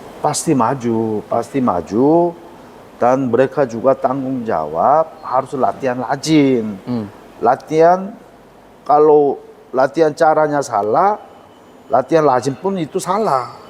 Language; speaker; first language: Indonesian; non-native, learner; Korean